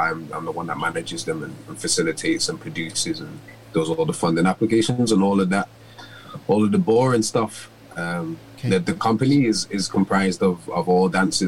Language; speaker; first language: English; native; English